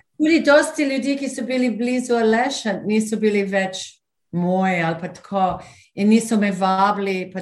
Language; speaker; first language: Slovenian; non-native, fluent; English